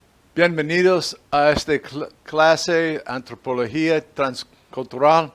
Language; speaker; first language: Spanish; non-native, fluent; English